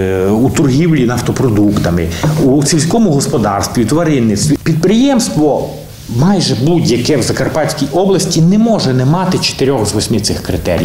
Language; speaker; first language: Ukrainian; native; Ukrainian